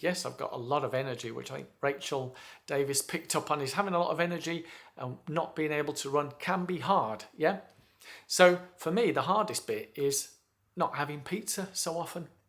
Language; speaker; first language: English; native; English